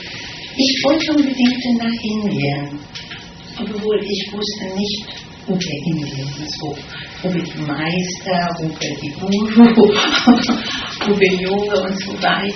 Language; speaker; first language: German; non-native, fluent; Italian